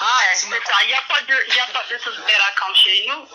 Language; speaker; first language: French; non-native, local second language; Arabic